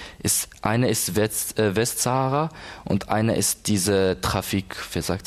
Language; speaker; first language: German; non-native, learner; Arabic